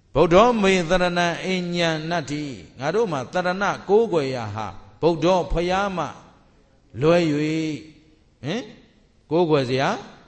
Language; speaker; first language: Burmese; native; Burmese